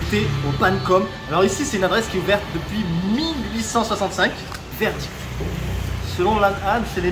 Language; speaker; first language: French; native; French